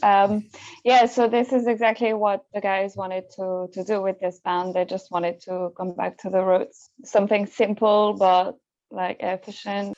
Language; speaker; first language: English; non-native, fluent; French